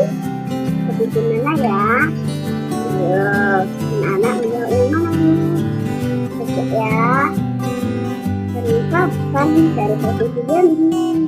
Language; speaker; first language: Indonesian; native; Indonesian